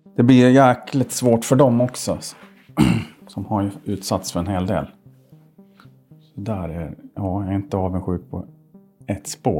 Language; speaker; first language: Swedish; native; Swedish